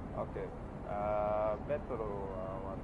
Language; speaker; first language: Japanese; non-native, learner; English